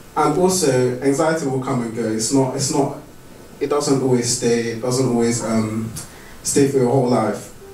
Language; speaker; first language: English; non-native, fluent; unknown